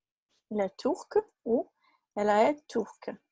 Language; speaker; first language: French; non-native, fluent; Portuguese